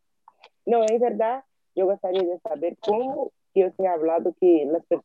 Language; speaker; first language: Spanish; non-native, learner; Portuguese